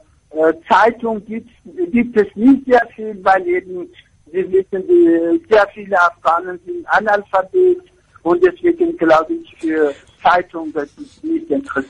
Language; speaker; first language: German; non-native, fluent; Persian